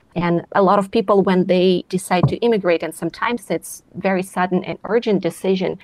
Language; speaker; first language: English; non-native, fluent; Russian